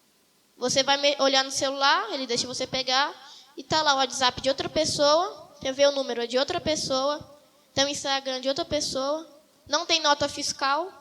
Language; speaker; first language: Portuguese; native; Portuguese